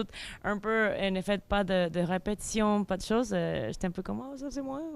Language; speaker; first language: French; native; French